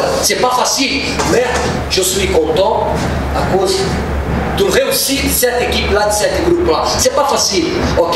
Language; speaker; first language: French; non-native, fluent; Portuguese